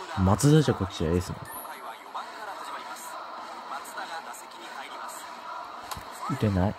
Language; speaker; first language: Japanese; native; Japanese